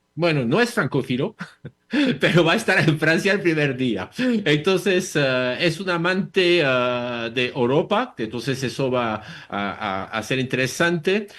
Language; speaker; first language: Spanish; non-native, fluent; French